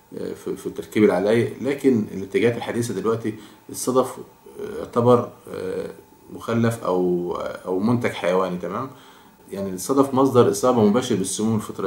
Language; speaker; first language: Arabic; native; Arabic